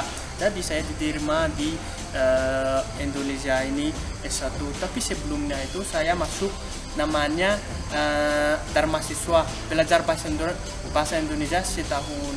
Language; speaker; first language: Indonesian; non-native, learner; Malagasy